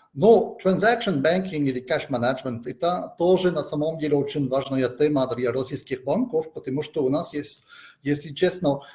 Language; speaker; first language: Russian; non-native, fluent; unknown